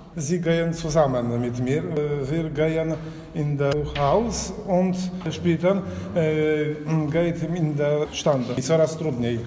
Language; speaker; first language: German; non-native, learner; Polish